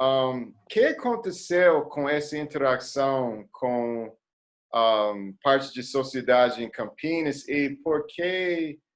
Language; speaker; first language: Portuguese; non-native, learner; English